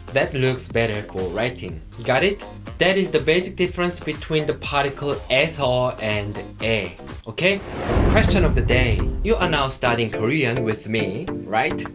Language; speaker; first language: English; non-native, fluent; Korean